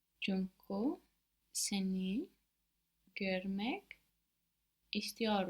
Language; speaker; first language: Turkish; non-native, learner; English